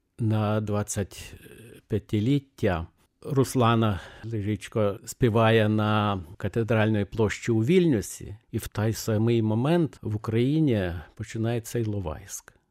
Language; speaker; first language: Ukrainian; non-native, fluent; Lithuanian